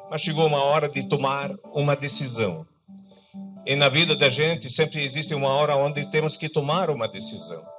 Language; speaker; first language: Portuguese; non-native, fluent; Arabic